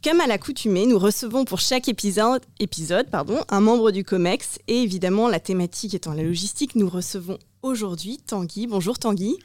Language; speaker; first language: French; native; French